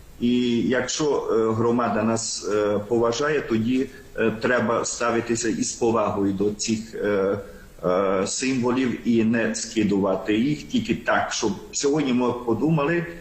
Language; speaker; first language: Ukrainian; non-native, local second language; Hungarian